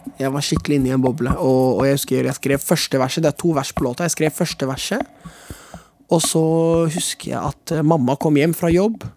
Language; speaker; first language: Norwegian; native; Norwegian